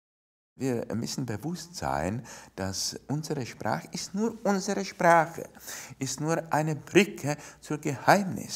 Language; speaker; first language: German; non-native, fluent; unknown